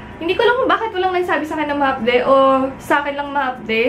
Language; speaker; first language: Filipino; native; Filipino